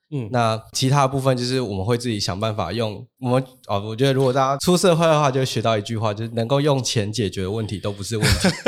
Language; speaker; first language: Chinese; non-native, local second language; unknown